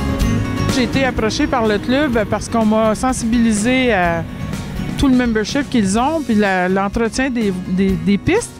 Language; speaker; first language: French; native; French